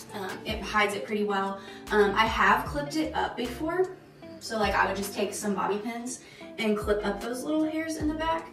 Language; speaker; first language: English; native; English